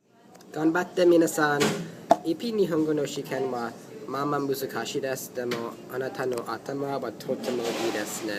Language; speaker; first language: Japanese; non-native, learner; English